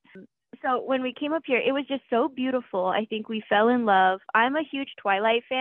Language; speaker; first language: English; native; English